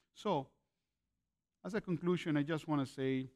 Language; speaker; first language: English; non-native, fluent; Spanish